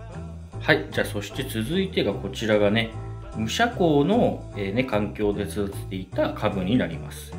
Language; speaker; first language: Japanese; native; Japanese